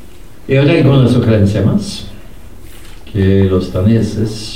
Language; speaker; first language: Spanish; non-native, fluent; Norwegian